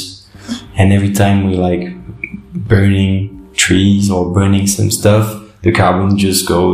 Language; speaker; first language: English; non-native, fluent; French